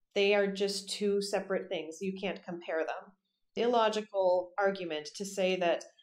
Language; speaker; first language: English; native; English